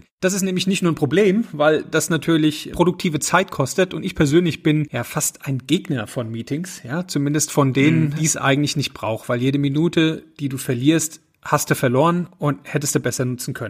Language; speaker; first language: German; native; German